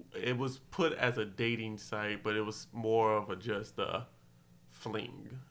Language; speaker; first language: English; native; English